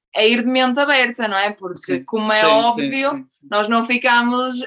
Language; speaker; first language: Portuguese; native; Portuguese